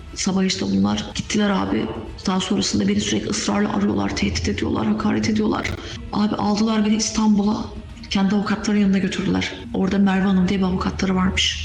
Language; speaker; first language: Turkish; native; Turkish